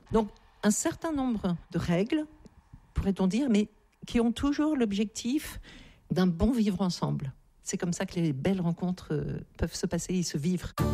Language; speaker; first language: French; native; French